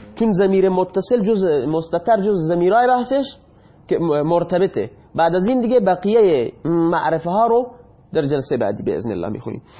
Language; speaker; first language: Persian; non-native, local second language; Baluchi